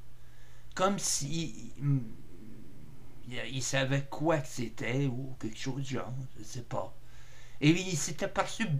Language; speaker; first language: French; native; French